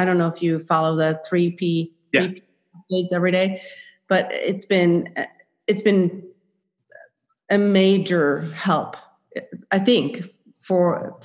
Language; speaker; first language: English; non-native, fluent; Swedish